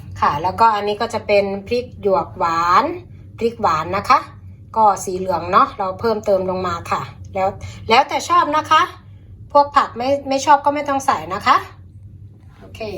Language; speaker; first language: Thai; native; Thai